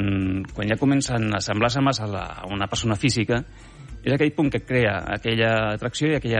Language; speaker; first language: Catalan; native; Catalan